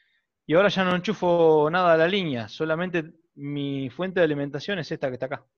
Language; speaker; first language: Spanish; native; Spanish